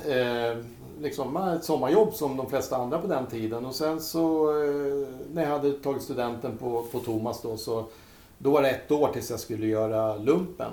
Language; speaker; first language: Swedish; native; Swedish